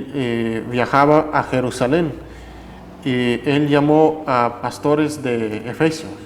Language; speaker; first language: Spanish; non-native, fluent; Russian